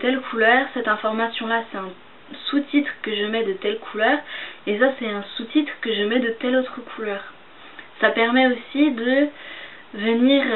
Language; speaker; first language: French; native; French